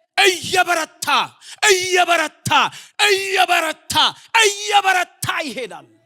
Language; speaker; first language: Amharic; non-native, local second language; Oromo